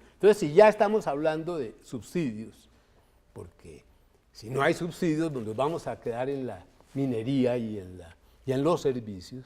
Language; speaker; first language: Spanish; native; Spanish